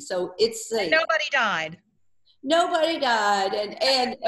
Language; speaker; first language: English; native; English